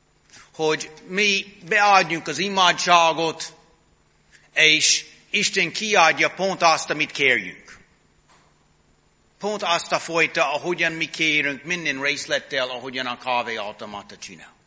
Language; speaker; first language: Hungarian; non-native, fluent; English